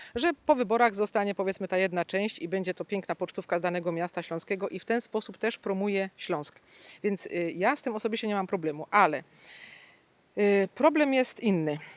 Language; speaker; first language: Polish; native; Polish